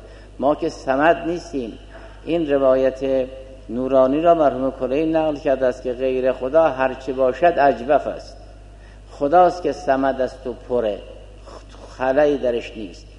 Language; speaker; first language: Persian; native; Persian